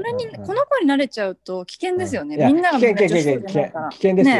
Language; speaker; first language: Japanese; native; Japanese